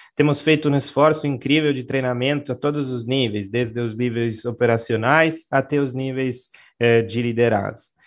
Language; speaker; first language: Portuguese; non-native, fluent; Italian